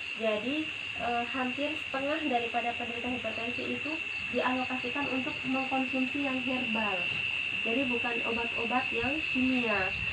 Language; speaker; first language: Indonesian; non-native, local second language; Sundanese